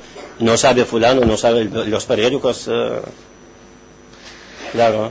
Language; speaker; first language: Spanish; non-native, learner; Arabic